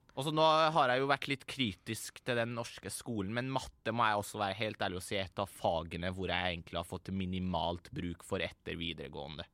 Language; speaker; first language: Norwegian; early bilingual, other home language; Persian